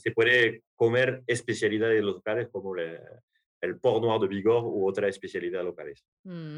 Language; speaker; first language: Spanish; non-native, learner; French